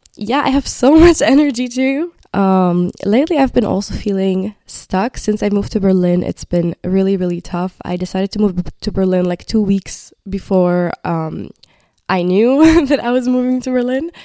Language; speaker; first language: English; non-native, fluent; Arabic